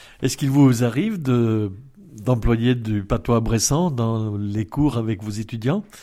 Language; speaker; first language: French; native; French